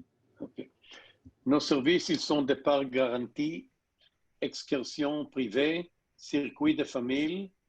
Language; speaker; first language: French; non-native, learner; Hebrew